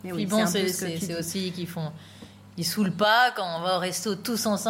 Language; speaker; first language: French; native; French